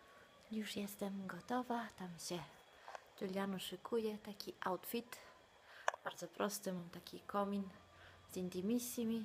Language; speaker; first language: Polish; non-native, fluent; Italian